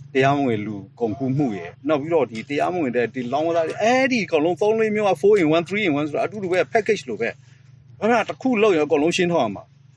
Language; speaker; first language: Burmese; non-native, local second language; S'gaw Karen